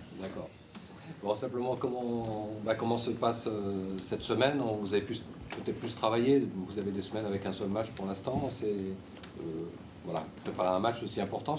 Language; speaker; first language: French; native; French